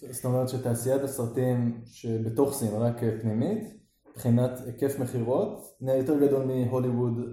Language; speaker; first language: Hebrew; native; Hebrew